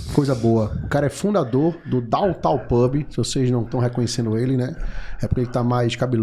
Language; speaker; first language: Portuguese; native; Portuguese